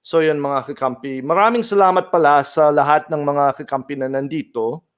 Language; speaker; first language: Filipino; non-native, fluent; English